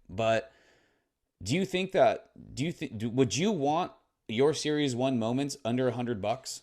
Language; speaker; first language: English; native; English